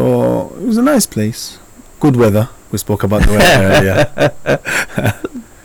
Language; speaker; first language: English; non-native, fluent; Spanish